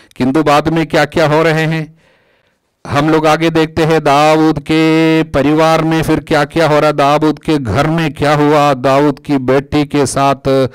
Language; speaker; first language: Hindi; non-native, local second language; Malayalam